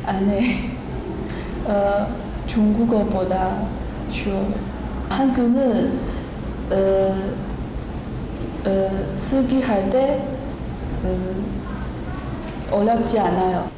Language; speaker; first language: Korean; non-native, learner; Chinese